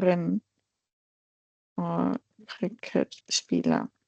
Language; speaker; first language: German; non-native, fluent; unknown